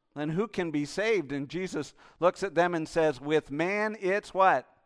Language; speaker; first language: English; native; English